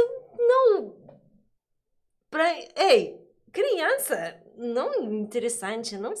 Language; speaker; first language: Portuguese; non-native, learner; Russian